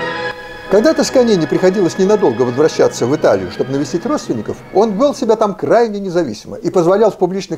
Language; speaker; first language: Russian; native; Russian